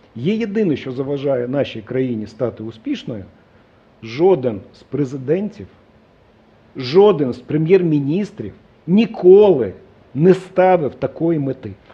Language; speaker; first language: Ukrainian; non-native, local second language; Russian